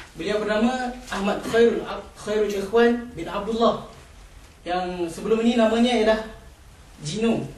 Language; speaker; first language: Malay; native; Malay